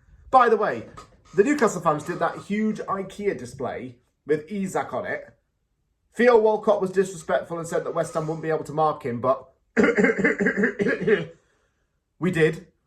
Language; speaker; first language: English; native; English